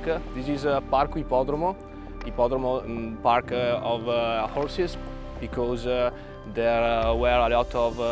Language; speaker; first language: English; non-native, learner; Italian